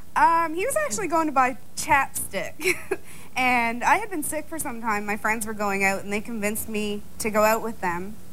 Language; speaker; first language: English; native; English